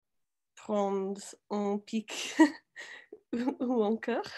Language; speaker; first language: French; non-native, learner; English